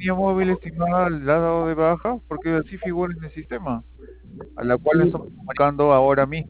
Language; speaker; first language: Spanish; native; Spanish